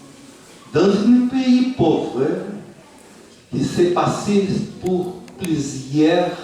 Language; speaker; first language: French; non-native, fluent; Portuguese